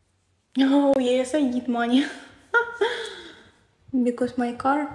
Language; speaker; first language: English; non-native, learner; Ukrainian